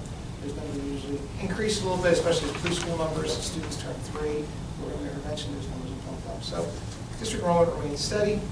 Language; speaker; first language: English; native; English